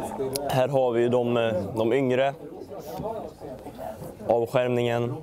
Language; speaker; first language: Swedish; native; Swedish